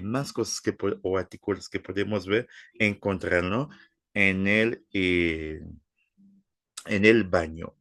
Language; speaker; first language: Spanish; non-native, fluent; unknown